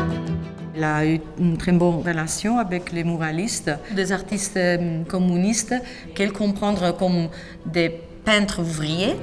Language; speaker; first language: French; non-native, fluent; Spanish